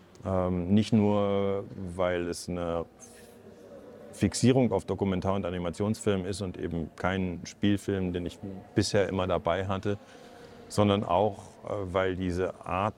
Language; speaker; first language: German; native; German